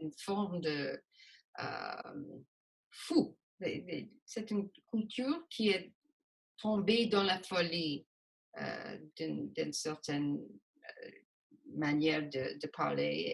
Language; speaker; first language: French; non-native, local second language; English